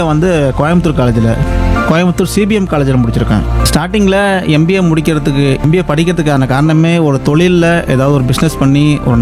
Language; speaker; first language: Tamil; native; Tamil